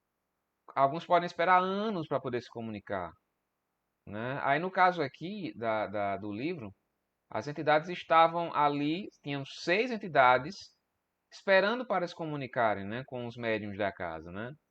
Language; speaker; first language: Portuguese; native; Portuguese